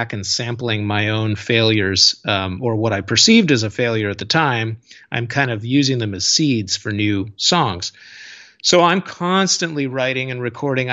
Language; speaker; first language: English; native; English